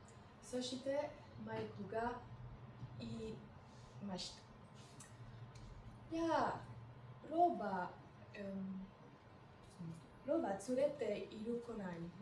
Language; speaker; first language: Japanese; non-native, learner; French